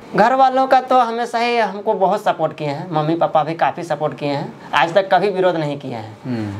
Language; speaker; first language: Hindi; native; Hindi